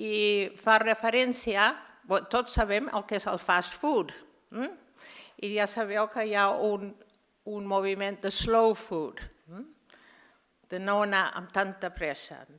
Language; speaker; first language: Catalan; non-native, fluent; English